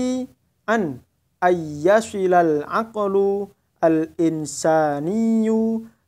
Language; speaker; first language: Arabic; non-native, fluent; Indonesian